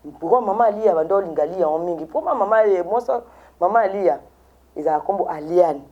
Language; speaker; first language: Lingala; native; Lingala